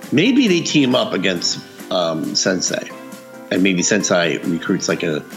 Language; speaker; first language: English; early bilingual, other home language; Filipino